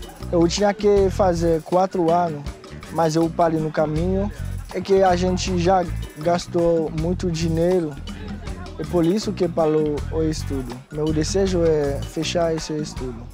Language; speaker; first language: Portuguese; non-native, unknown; Haitian Creole